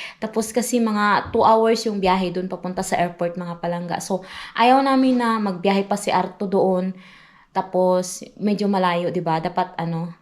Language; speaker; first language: Filipino; non-native, local second language; Cebuano